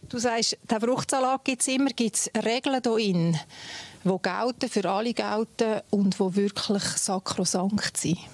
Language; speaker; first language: German; native; German